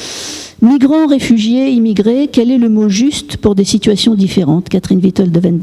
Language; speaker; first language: French; native; French